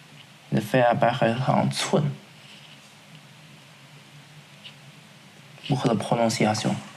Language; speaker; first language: French; non-native, learner; Chinese